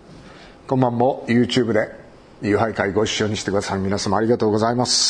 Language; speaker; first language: Japanese; native; Japanese